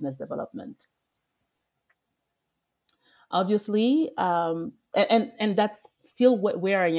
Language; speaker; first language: English; non-native, fluent; French